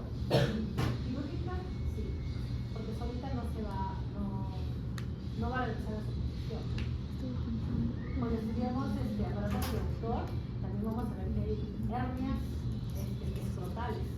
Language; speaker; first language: Spanish; native; Spanish